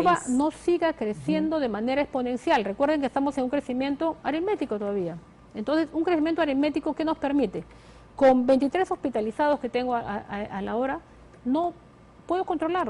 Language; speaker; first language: Spanish; native; Spanish